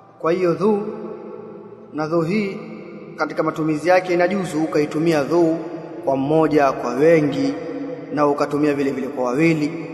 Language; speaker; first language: Swahili; native; Swahili